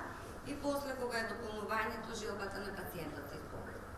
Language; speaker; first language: Macedonian; native; Macedonian